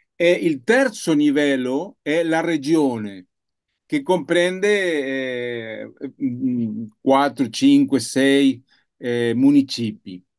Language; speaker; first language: Italian; non-native, learner; Spanish